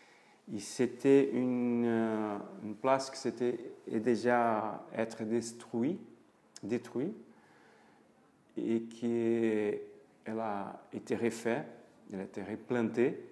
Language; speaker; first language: French; non-native, fluent; Portuguese